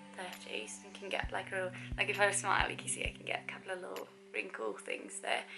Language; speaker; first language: English; non-native, fluent; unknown